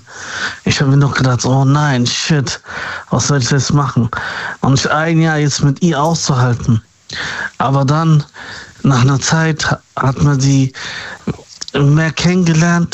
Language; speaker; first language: German; native; German